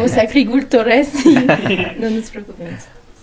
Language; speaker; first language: Spanish; non-native, learner; French